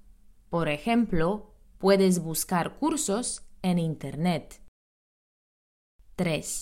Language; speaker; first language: Spanish; non-native, fluent; Polish